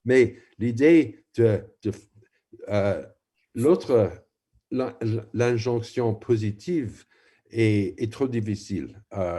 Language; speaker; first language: French; non-native, fluent; English